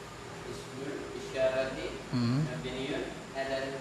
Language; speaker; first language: Arabic; non-native, learner; Indonesian